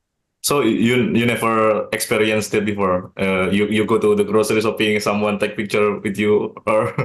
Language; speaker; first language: English; non-native, learner; Indonesian